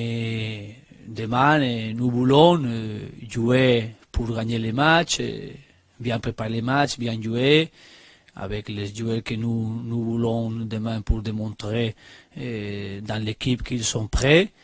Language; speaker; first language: French; non-native, learner; Spanish